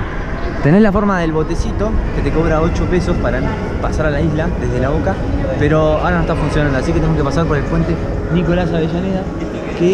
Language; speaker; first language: Spanish; native; Spanish